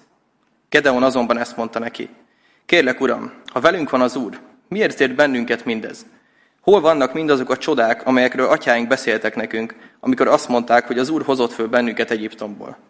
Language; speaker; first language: Hungarian; native; Hungarian